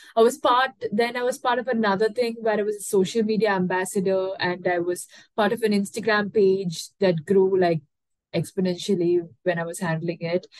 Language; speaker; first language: English; non-native, local second language; Tamil